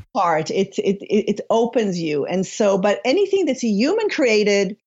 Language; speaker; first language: English; non-native, fluent; Hebrew